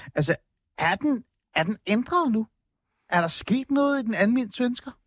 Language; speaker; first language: Danish; early bilingual, other home language; Persian